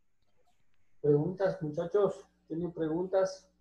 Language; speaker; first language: Spanish; native; Spanish